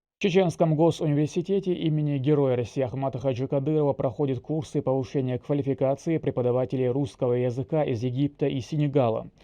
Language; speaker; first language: Russian; non-native, local second language; Chechen